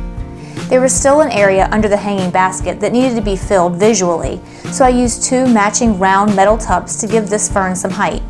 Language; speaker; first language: English; native; English